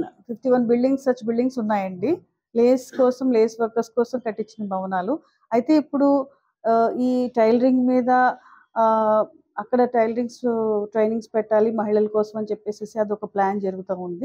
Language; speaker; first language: Telugu; native; Telugu